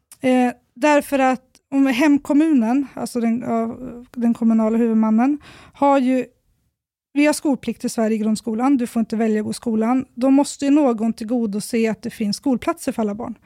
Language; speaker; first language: Swedish; native; Swedish